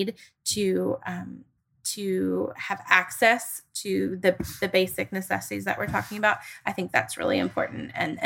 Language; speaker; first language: English; native; English